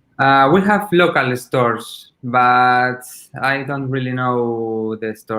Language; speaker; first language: English; non-native, learner; Spanish